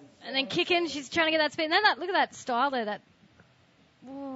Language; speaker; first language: English; native; English